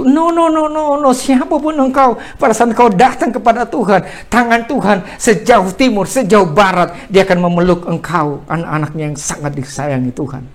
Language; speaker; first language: Indonesian; native; Indonesian